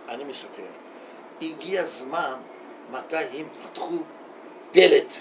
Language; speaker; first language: Hebrew; non-native, learner; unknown